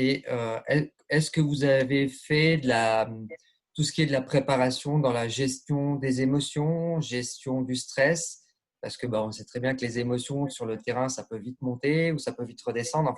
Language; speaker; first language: French; native; French